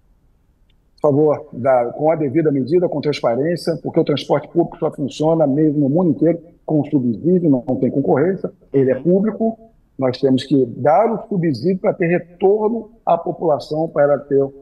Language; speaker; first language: Portuguese; native; Portuguese